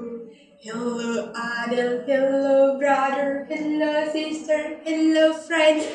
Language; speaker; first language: English; non-native, learner; Indonesian